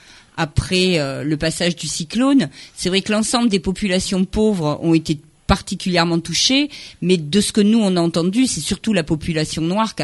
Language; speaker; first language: French; native; French